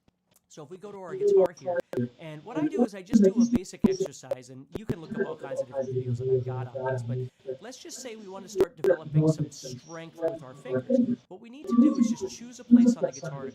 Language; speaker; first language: English; native; English